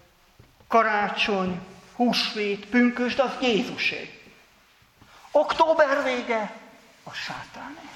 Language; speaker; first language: Hungarian; native; Hungarian